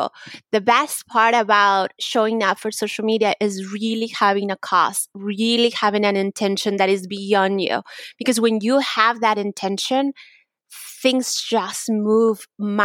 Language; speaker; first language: English; non-native, fluent; Spanish